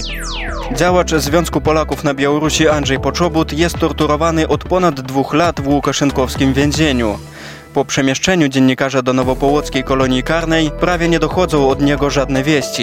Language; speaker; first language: Polish; native; Polish